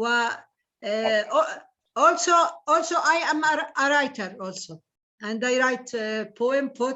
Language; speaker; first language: English; non-native, learner; Arabic